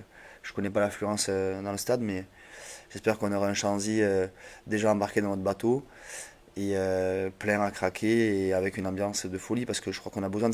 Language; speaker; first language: French; native; French